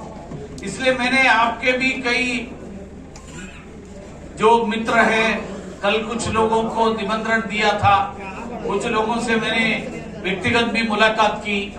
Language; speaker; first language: Hindi; non-native, local second language; Malayalam